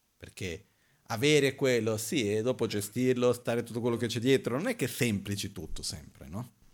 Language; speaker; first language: Italian; non-native, fluent; Portuguese